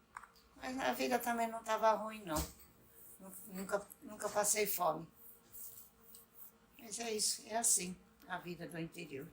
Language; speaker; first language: Portuguese; non-native, local second language; Japanese